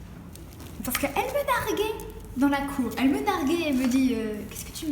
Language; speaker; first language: French; native; French